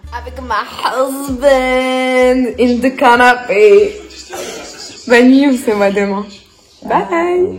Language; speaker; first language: French; native; French